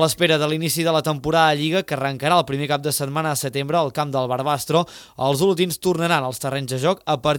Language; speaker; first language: Catalan; native; Catalan